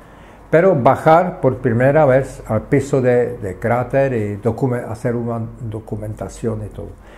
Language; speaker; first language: Spanish; non-native, fluent; Czech